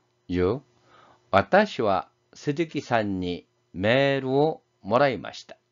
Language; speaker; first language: Japanese; non-native, fluent; Korean